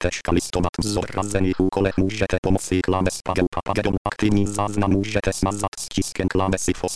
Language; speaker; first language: Czech; native; Czech